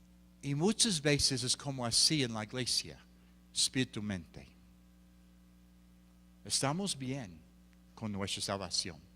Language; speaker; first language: Spanish; non-native, fluent; English